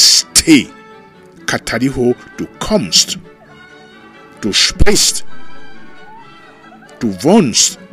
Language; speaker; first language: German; non-native, fluent; Rundi